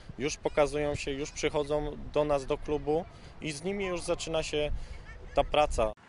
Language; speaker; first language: Polish; native; Polish